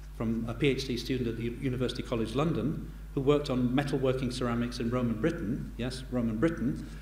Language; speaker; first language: English; native; English